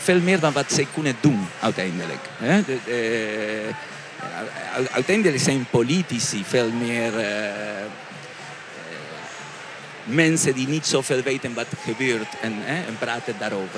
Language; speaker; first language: Dutch; non-native, fluent; Spanish